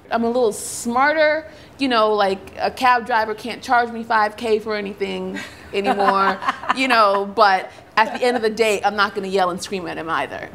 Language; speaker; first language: English; native; English